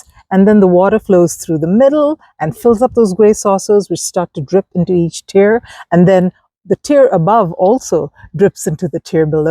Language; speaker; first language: English; native; English